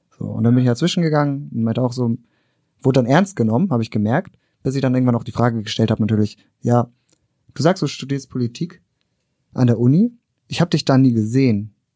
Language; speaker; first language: German; early bilingual, other home language; Turkish